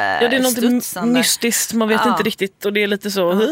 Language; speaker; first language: Swedish; native; Swedish